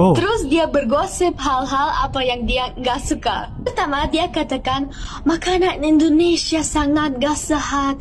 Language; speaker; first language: Indonesian; non-native, fluent; German